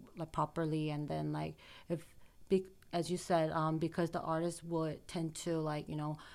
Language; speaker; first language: English; early bilingual, other home language; Korean